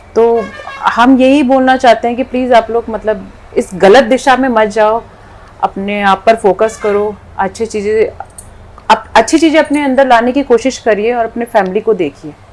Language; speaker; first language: Hindi; non-native, local second language; Nepali